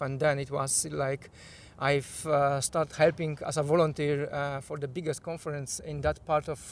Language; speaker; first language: English; non-native, fluent; Polish